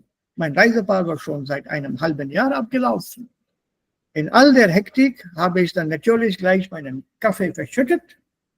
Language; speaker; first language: German; non-native, fluent; Hindi